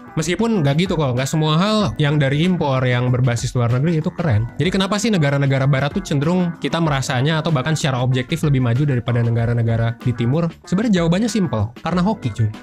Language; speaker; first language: Indonesian; native; Indonesian